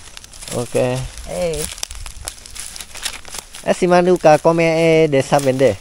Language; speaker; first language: Portuguese; non-native, learner; Vietnamese